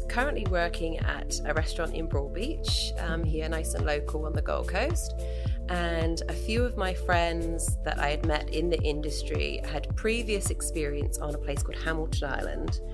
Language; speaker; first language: English; native; English